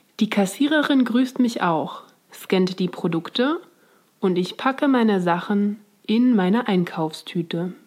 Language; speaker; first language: German; non-native, fluent; Swiss German